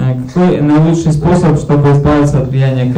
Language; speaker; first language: Russian; native; Russian